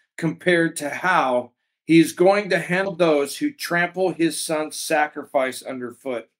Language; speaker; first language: English; native; English